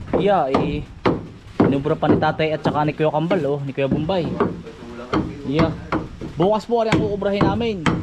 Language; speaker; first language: Filipino; native; Filipino